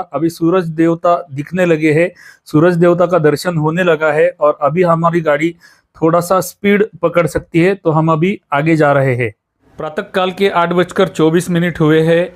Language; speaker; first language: Hindi; non-native, local second language; Marathi